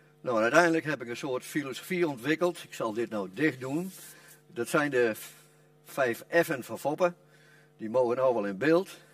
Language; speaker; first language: Dutch; non-native, local second language; Western Frisian